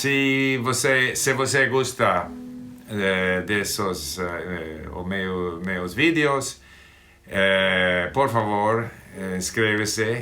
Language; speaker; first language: Portuguese; non-native, fluent; English